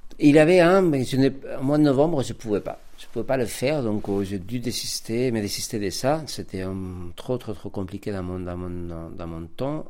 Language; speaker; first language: French; non-native, fluent; Spanish